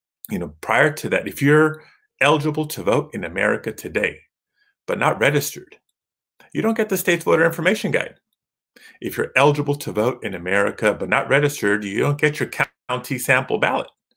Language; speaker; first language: English; early bilingual, other home language; Spanish